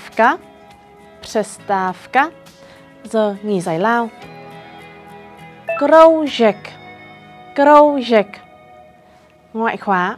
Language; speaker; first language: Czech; non-native, fluent; Vietnamese